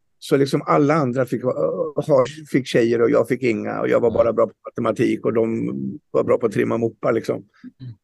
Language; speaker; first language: Swedish; native; Swedish